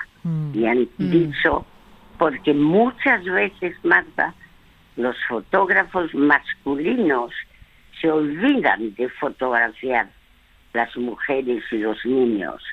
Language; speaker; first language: Spanish; early bilingual, other home language; French